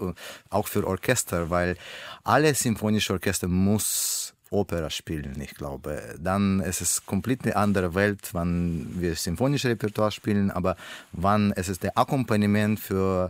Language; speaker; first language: German; non-native, learner; Russian